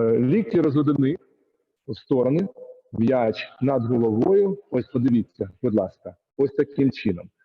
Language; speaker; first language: Ukrainian; native; Ukrainian